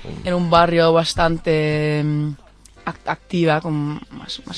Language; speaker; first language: Spanish; non-native, fluent; Dutch